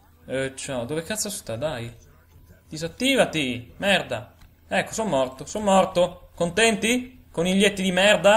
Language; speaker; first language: Italian; native; Italian